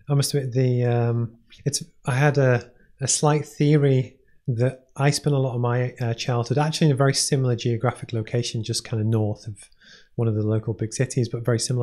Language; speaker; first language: English; native; English